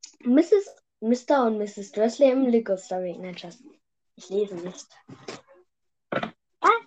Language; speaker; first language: German; early bilingual, other home language; Vietnamese